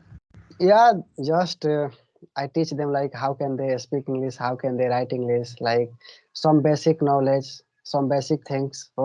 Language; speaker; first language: English; non-native, learner; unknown